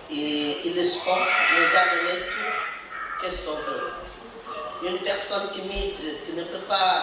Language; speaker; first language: French; non-native, learner; Portuguese